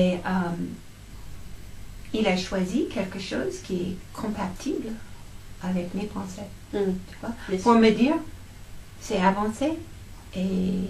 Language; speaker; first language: French; non-native, fluent; English